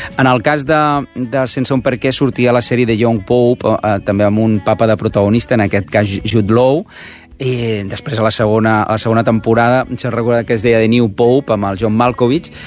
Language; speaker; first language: Catalan; native; Catalan